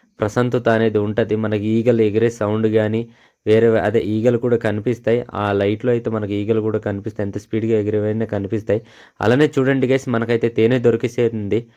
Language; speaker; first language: Telugu; non-native, local second language; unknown